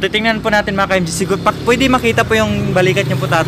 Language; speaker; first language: Filipino; native; Filipino